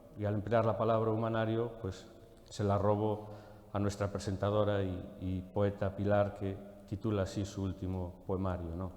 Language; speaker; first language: Spanish; native; Spanish